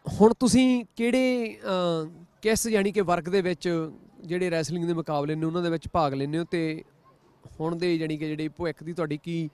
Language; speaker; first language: Punjabi; native; Punjabi